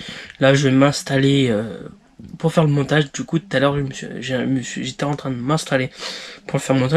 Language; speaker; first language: French; native; French